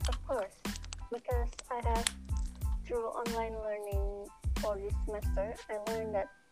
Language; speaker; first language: English; non-native, learner; Indonesian